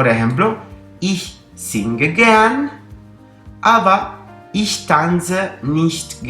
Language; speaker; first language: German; non-native, fluent; Spanish